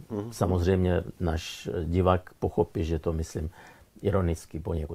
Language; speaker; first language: Czech; non-native, fluent; Russian